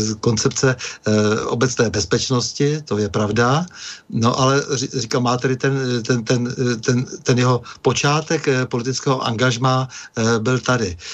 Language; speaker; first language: Czech; native; Czech